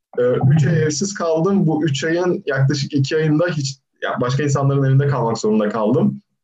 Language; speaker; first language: Turkish; native; Turkish